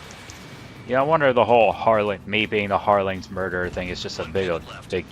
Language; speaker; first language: English; native; English